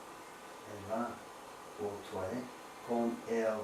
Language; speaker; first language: French; non-native, learner; English